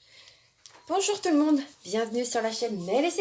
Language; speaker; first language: French; native; French